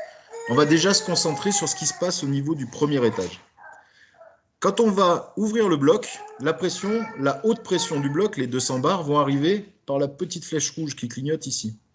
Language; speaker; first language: French; native; French